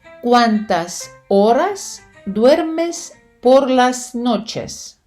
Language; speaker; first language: Spanish; non-native, fluent; Ukrainian